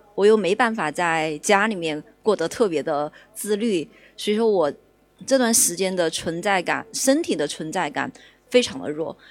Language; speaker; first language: Chinese; early bilingual, other home language; Cantonese